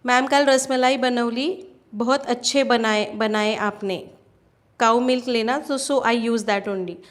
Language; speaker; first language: Hindi; non-native, local second language; Marathi